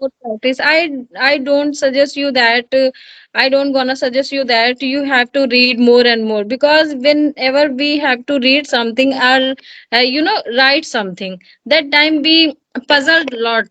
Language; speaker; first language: English; non-native, learner; Hindi